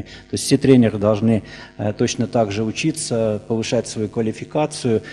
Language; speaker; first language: Russian; native; Russian